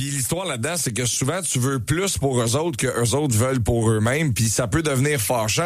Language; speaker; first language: French; native; French